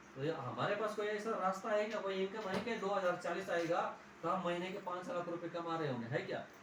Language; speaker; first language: Hindi; non-native, local second language; Marathi